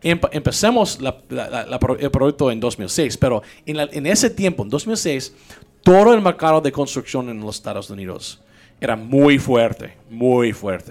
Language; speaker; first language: Spanish; non-native, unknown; English